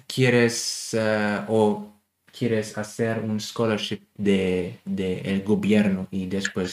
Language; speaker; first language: Spanish; non-native, learner; German